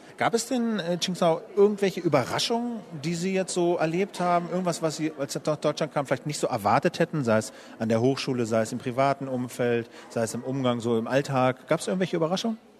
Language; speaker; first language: German; native; German